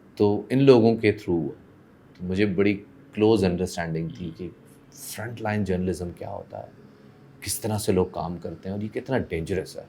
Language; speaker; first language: Urdu; non-native, local second language; Persian